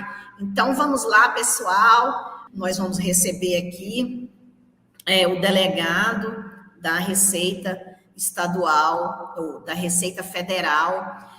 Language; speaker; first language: Portuguese; native; Portuguese